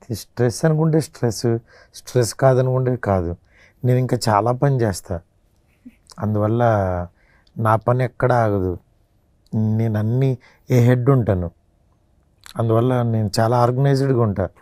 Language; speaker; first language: Telugu; native; Telugu